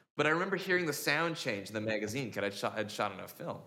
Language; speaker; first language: English; native; English